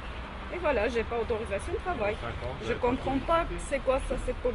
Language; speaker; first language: French; non-native, learner; Armenian